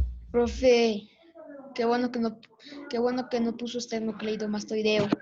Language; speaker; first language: Spanish; native; Spanish